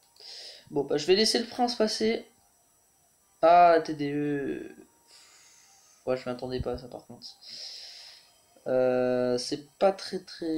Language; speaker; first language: French; native; French